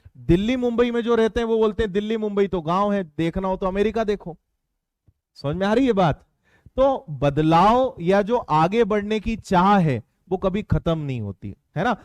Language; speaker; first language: Hindi; native; Hindi